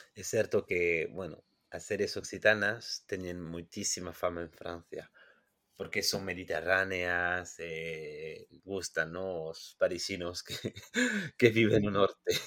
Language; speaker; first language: Galician; non-native, fluent; French